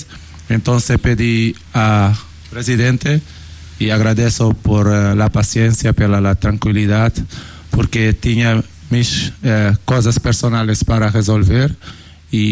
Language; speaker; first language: Portuguese; non-native, local second language; Kabuverdianu